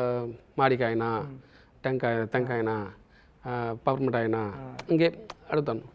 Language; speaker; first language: Telugu; non-native, learner; Tamil